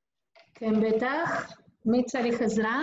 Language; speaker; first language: Hebrew; non-native, fluent; Spanish